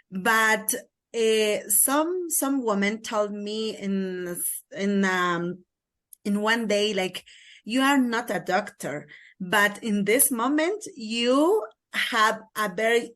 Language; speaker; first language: English; non-native, learner; Kaqchikel